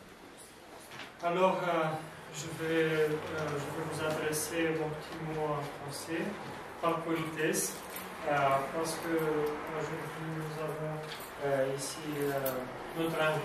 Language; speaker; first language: French; non-native, fluent; Romanian